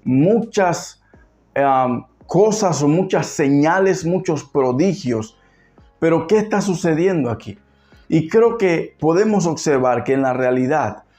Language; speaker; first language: Spanish; native; Spanish